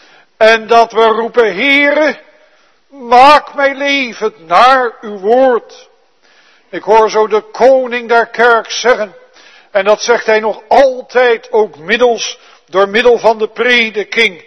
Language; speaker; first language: Dutch; native; Dutch